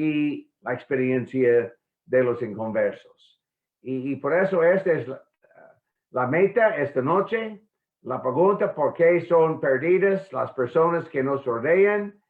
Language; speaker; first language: Spanish; non-native, fluent; English